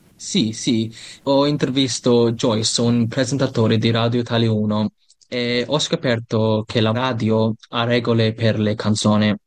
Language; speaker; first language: Italian; non-native, learner; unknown